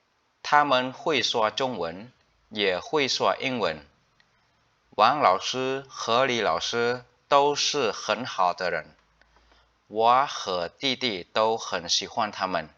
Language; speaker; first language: Chinese; non-native, fluent; Khmer